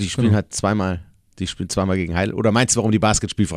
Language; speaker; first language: German; native; German